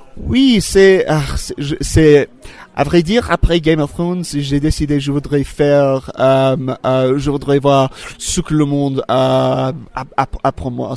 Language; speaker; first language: French; non-native, fluent; English